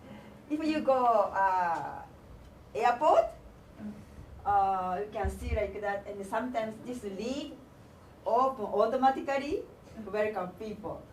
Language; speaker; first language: English; non-native, learner; Japanese